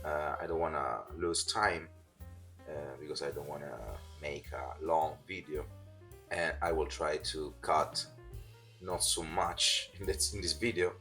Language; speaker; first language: English; non-native, fluent; Italian